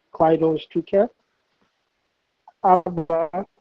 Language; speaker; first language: German; non-native, learner; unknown